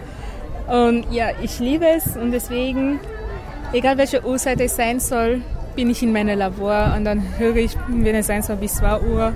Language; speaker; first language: German; non-native, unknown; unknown